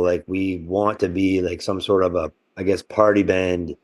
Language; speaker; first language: English; non-native, local second language; French